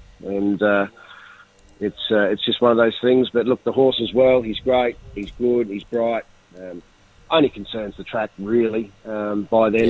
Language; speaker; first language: English; native; English